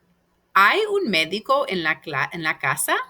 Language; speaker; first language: Spanish; non-native, fluent; English